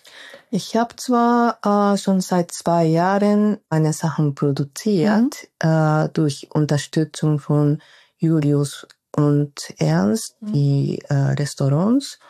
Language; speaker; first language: German; non-native, fluent; Japanese